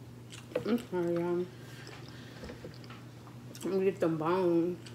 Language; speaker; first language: English; native; English